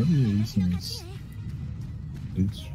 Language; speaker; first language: Portuguese; native; Portuguese